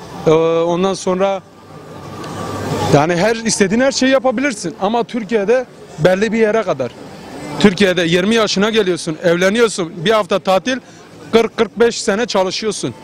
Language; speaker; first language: Turkish; early bilingual, other home language; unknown